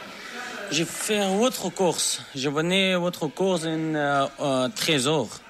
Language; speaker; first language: French; non-native, learner; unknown